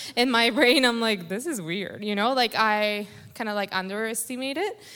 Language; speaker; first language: English; non-native, fluent; Spanish